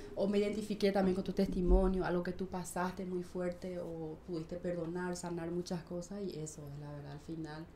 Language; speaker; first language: Spanish; native; Spanish